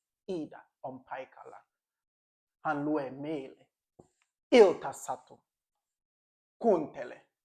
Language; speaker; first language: Finnish; non-native, learner; English